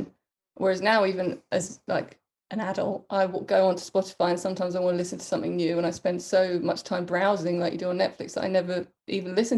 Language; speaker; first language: English; native; English